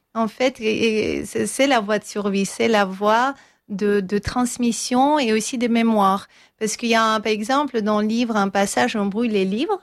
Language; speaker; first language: French; non-native, fluent; Armenian